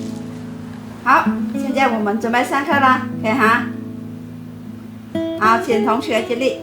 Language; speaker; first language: Chinese; non-native, fluent; Vietnamese